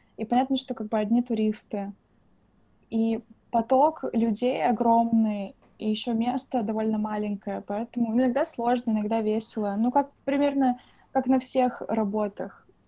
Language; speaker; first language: Russian; native; Russian